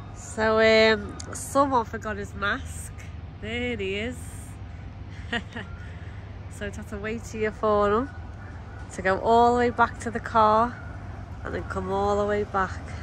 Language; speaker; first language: English; native; English